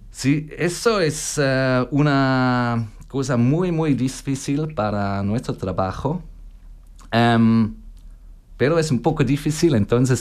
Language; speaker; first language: Spanish; non-native, learner; German